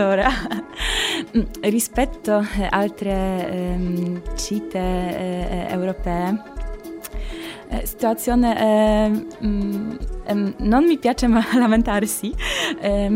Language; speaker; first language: Italian; non-native, learner; Polish